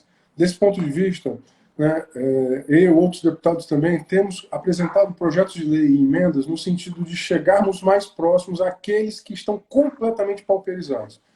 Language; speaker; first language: Portuguese; native; Portuguese